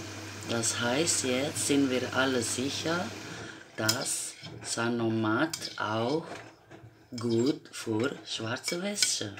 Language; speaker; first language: German; non-native, fluent; Croatian